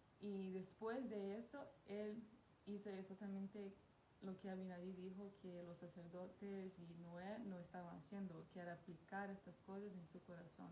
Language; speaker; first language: Spanish; non-native, fluent; Portuguese